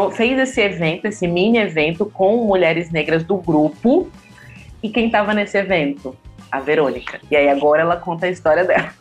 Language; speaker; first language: Portuguese; native; Portuguese